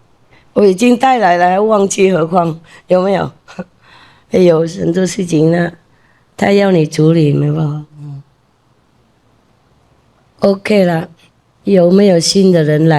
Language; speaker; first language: Chinese; non-native, fluent; Vietnamese